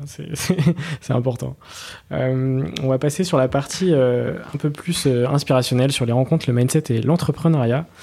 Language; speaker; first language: French; native; French